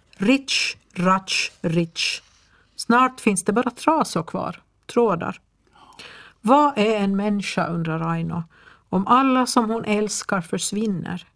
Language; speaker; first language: Swedish; native; Swedish